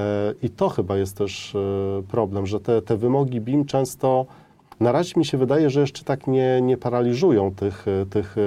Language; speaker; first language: Polish; native; Polish